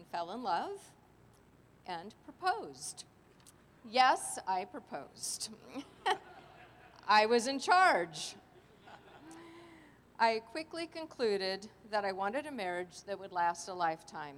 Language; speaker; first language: English; native; English